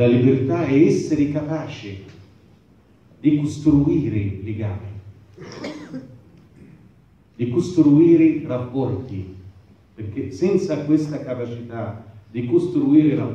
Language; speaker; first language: Italian; non-native, fluent; Arabic